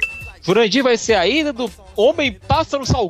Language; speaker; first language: Portuguese; native; Portuguese